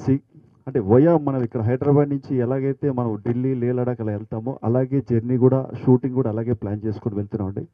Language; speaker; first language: Telugu; native; Telugu